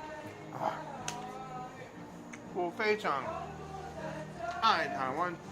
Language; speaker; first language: Chinese; non-native, learner; English